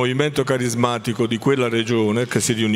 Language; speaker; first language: Italian; native; Italian